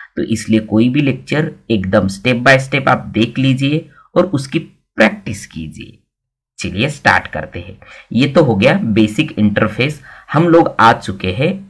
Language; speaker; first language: Hindi; non-native, local second language; Marathi